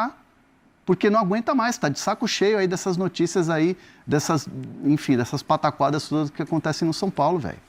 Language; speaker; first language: Portuguese; native; Portuguese